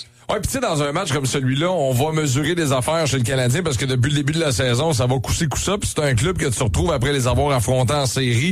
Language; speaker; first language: French; native; French